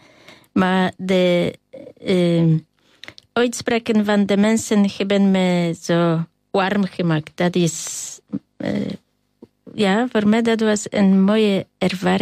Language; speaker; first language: Dutch; non-native, learner; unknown